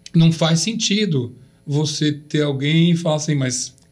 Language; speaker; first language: Portuguese; native; Portuguese